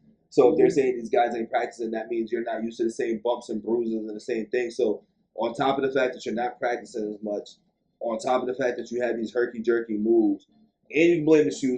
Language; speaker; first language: English; native; English